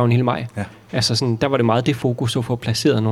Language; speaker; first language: Danish; native; Danish